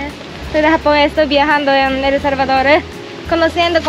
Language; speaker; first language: Spanish; non-native, learner; Japanese